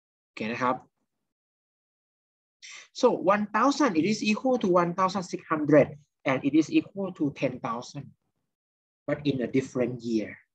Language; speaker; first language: English; non-native, fluent; Thai